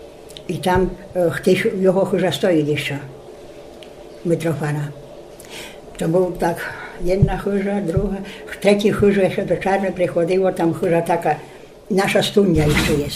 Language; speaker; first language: Polish; non-native, local second language; Rusyn